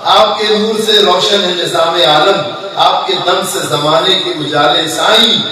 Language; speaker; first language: Urdu; non-native, local second language; Sindhi